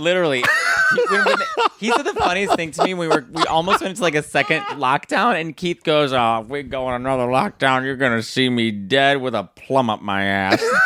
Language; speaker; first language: English; native; English